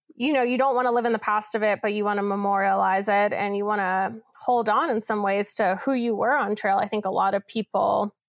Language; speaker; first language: English; native; English